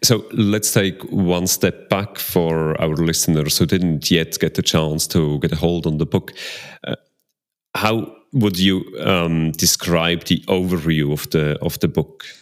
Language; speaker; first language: English; non-native, fluent; Swiss German